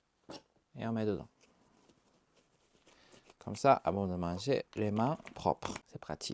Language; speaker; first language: French; non-native, learner; Japanese